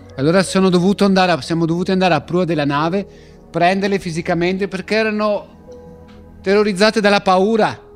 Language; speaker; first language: Italian; native; Italian